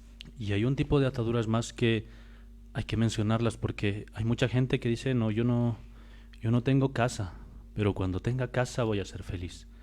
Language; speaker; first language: Spanish; native; Spanish